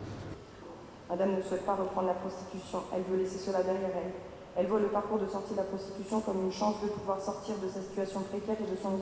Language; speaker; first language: French; native; French